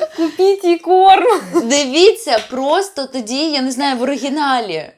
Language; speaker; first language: Ukrainian; non-native, local second language; Russian